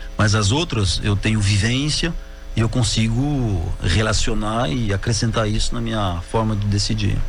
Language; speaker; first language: Portuguese; non-native, fluent; French